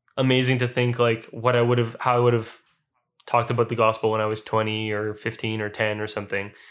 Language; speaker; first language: English; native; English